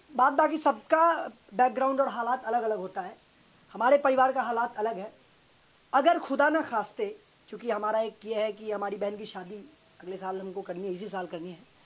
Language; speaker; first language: Hindi; native; Hindi